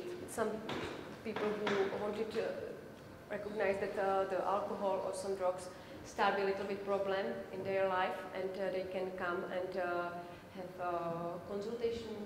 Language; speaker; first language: English; non-native, learner; Czech